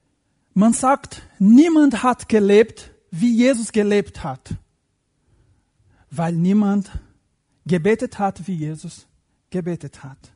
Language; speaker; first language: German; non-native, fluent; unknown